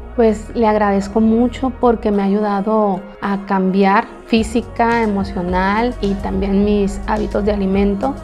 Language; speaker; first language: Spanish; native; Spanish